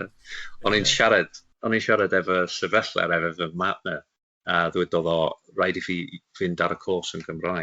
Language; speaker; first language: Welsh; non-native, local second language; English